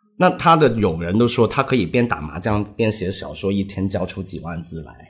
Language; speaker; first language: Chinese; non-native, local second language; Cantonese